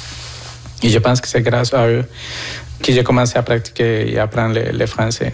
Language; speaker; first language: French; non-native, fluent; Spanish